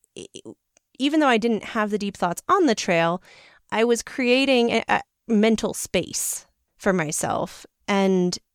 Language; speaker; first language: English; native; English